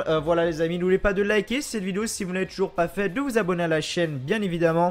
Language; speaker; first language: French; native; French